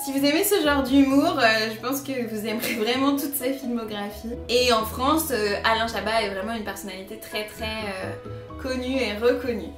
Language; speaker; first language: French; native; French